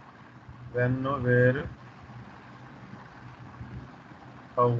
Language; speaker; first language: English; non-native, learner; Telugu